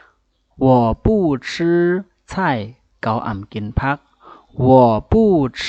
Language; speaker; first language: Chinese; non-native, fluent; Thai